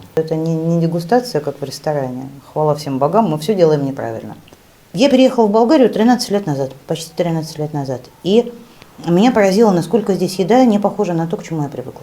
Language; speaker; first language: Russian; native; Russian